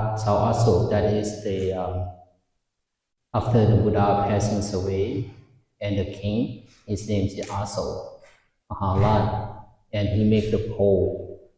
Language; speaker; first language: English; non-native, fluent; Lao